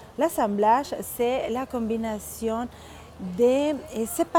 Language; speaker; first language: French; non-native, fluent; Spanish